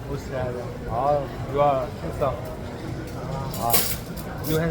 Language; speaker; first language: English; non-native, learner; Korean